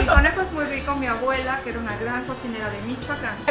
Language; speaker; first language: Spanish; native; Spanish